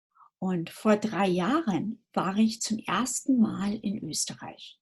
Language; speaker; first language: German; non-native, fluent; English